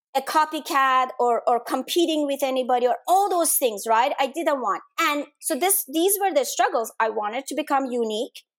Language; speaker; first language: English; non-native, fluent; Danish